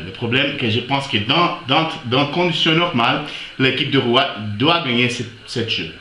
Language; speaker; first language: French; non-native, fluent; Portuguese